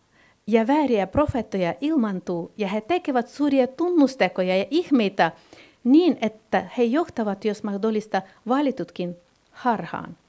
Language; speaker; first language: Finnish; non-native, fluent; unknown